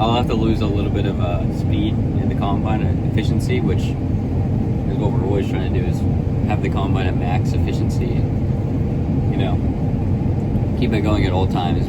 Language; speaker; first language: English; native; English